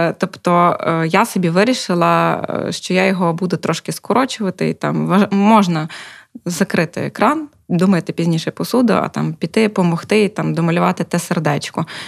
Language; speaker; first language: Ukrainian; native; Ukrainian